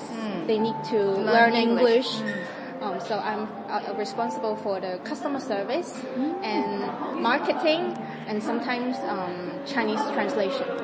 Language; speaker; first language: English; non-native, fluent; Cantonese